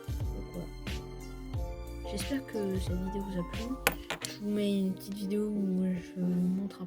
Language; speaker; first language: French; native; French